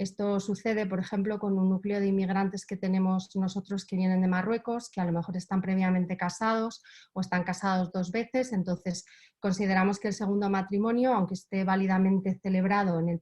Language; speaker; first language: Spanish; native; Spanish